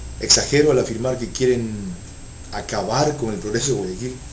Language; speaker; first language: Spanish; native; Spanish